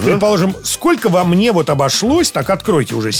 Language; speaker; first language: Russian; native; Russian